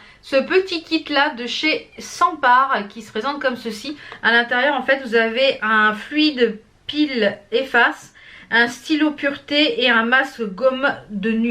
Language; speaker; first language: French; native; French